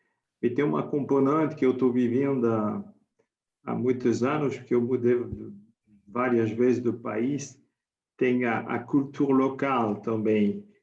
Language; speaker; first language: Portuguese; non-native, fluent; French